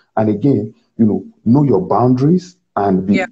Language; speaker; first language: English; non-native, local second language; Yoruba